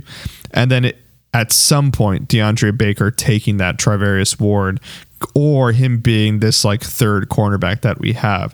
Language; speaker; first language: English; native; English